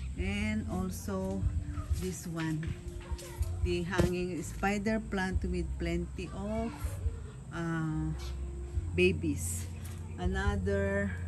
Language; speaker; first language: English; non-native, local second language; Filipino